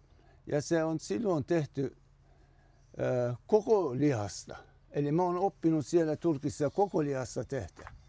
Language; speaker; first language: Finnish; non-native, fluent; Turkish